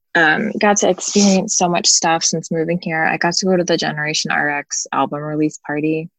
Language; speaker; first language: English; native; English